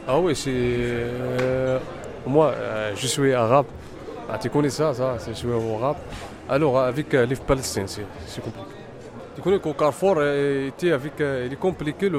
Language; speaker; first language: French; non-native, learner; Arabic